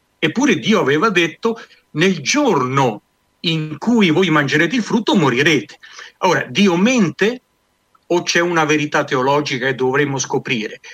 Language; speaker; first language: Italian; native; Italian